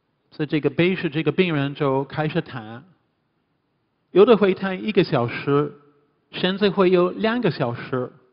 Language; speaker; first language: Chinese; non-native, fluent; English